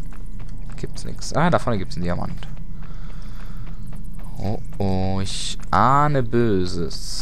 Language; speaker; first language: German; native; German